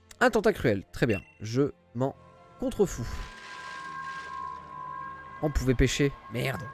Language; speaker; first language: French; native; French